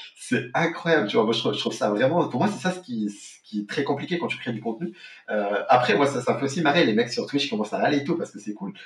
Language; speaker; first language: French; non-native, local second language; Arabic